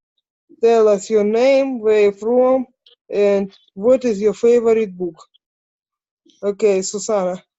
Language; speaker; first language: English; non-native, learner; Ukrainian